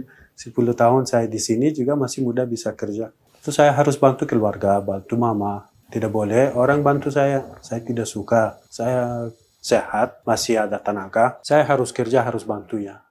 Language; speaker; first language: Indonesian; non-native, learner; Persian